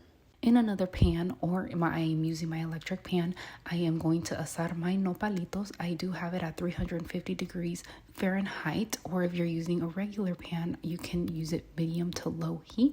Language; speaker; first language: English; early bilingual, other home language; Spanish